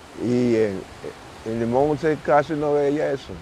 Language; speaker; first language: Spanish; non-native, local second language; English